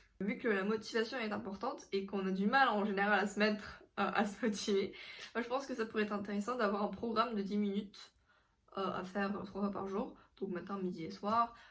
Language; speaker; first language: French; non-native, fluent; Korean